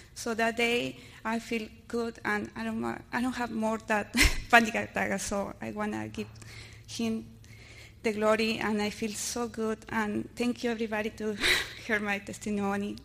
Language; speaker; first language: English; early bilingual, other home language; Spanish